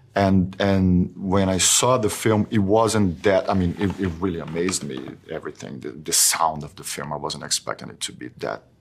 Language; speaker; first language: English; non-native, fluent; Portuguese